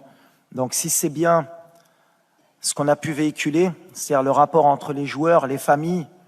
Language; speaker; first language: French; native; French